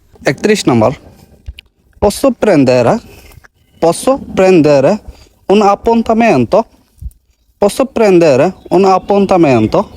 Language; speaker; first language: Italian; non-native, learner; Bangla